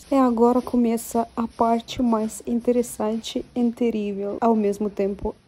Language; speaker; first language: Portuguese; non-native, fluent; Russian